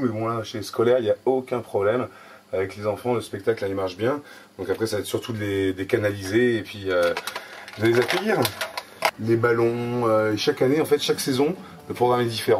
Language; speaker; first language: French; native; French